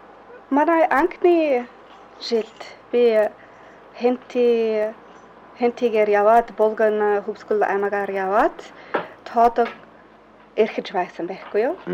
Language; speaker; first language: Mongolian; non-native, fluent; English